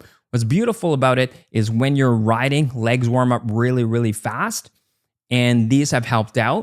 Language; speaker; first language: English; native; English